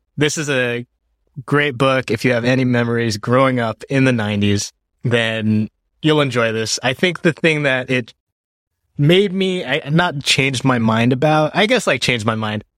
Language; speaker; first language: English; early bilingual, other home language; Japanese